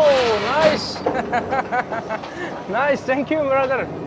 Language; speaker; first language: English; non-native, learner; French